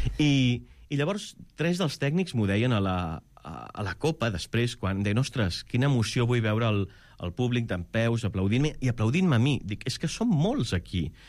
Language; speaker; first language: Catalan; native; Catalan